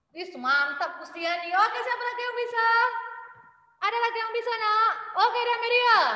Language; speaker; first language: Indonesian; native; Indonesian